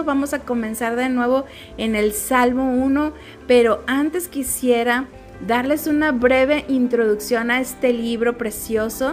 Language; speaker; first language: Spanish; native; Spanish